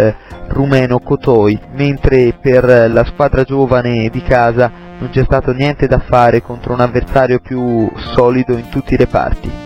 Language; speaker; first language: Italian; native; Italian